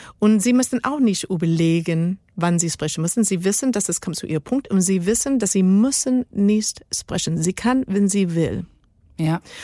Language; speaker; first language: German; non-native, learner; Spanish